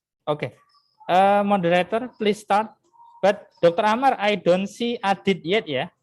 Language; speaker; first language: English; non-native, fluent; Indonesian